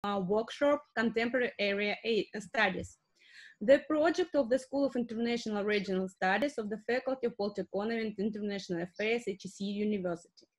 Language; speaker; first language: English; non-native, fluent; Russian